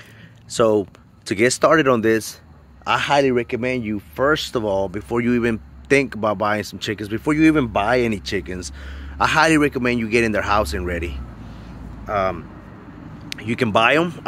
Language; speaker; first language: English; native; English